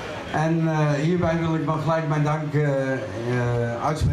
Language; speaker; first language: Dutch; native; Dutch